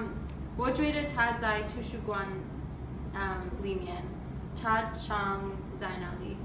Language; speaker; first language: Chinese; non-native, learner; English